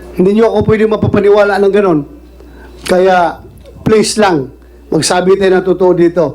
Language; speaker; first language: Filipino; non-native, local second language; Cebuano